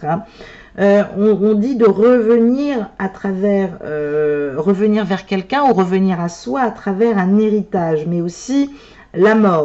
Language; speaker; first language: French; native; French